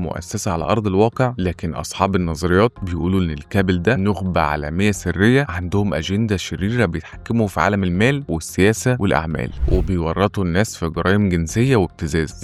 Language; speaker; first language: Arabic; native; Arabic